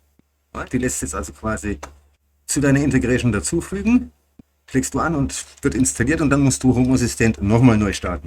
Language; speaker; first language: German; native; German